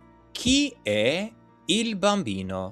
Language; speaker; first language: Italian; non-native, learner; Albanian